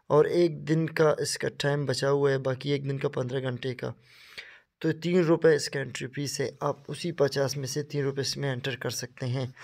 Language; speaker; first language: Urdu; non-native, local second language; Baluchi